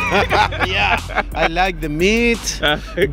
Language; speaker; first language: English; non-native, learner; Spanish